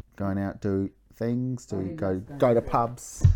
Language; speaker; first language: English; native; English